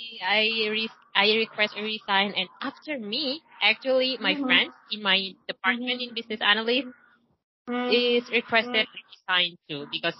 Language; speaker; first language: English; non-native, learner; Indonesian